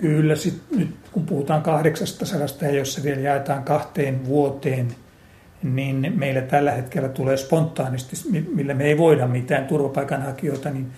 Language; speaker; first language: Finnish; native; Finnish